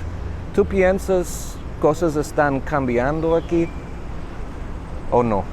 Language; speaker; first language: Spanish; non-native, learner; English